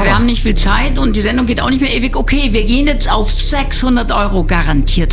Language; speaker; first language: German; native; German